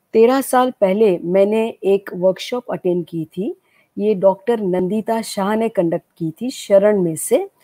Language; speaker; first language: Hindi; non-native, local second language; Gujarati